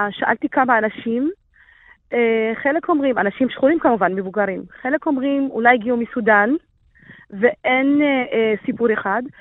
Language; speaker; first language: Hebrew; non-native, local second language; Arabic